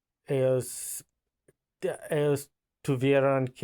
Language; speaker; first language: Spanish; non-native, learner; English